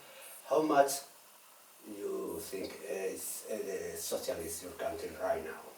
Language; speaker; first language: English; non-native, learner; Spanish